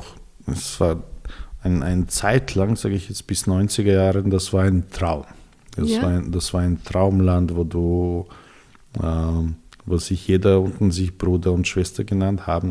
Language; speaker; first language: German; non-native, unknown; Serbian